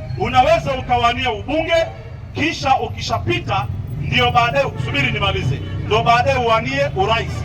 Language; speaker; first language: Swahili; non-native, local second language; Somali